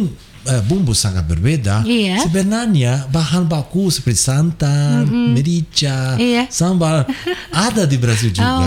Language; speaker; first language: Indonesian; non-native, fluent; Portuguese